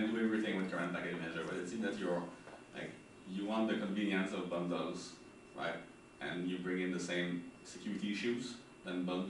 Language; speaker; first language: English; non-native, fluent; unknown